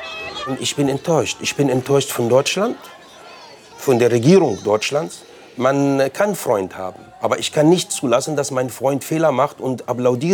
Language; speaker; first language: German; non-native, fluent; Arabic